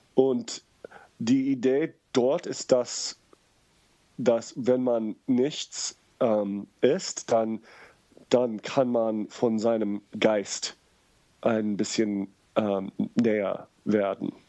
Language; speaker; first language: German; non-native, learner; English